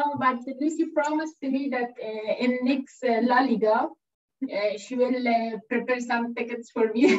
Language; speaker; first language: English; non-native, learner; Persian